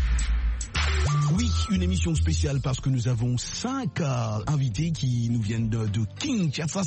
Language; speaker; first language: French; non-native, local second language; Lingala